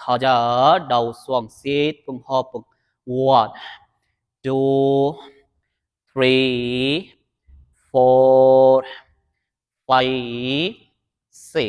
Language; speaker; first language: Vietnamese; non-native, learner; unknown